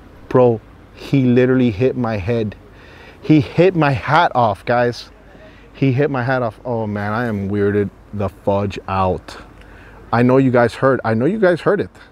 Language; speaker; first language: English; early bilingual, other home language; Spanish